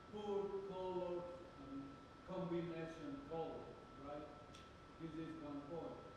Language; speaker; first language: English; non-native, learner; Spanish